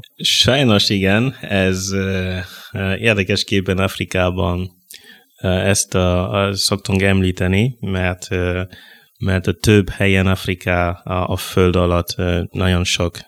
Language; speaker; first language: Hungarian; non-native, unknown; Mossi